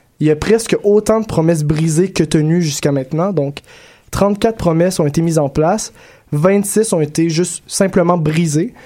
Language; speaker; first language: French; native; French